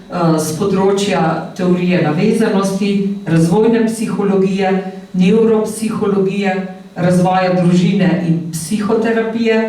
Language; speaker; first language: Slovenian; native; Slovenian